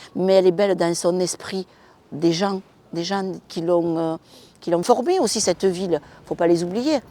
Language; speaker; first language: French; early bilingual, other home language; Spanish